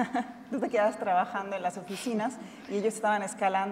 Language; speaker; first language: Spanish; native; Spanish